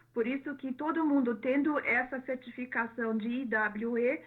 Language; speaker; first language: Portuguese; non-native, fluent; German